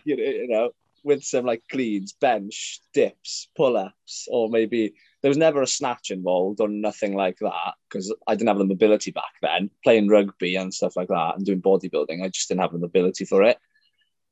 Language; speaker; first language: English; native; English